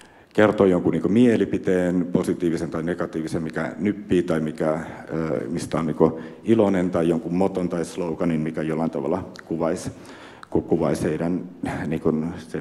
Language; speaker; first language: Finnish; native; Finnish